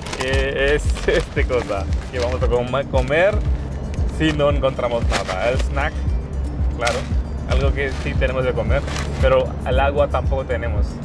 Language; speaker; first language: Spanish; non-native, fluent; Hindi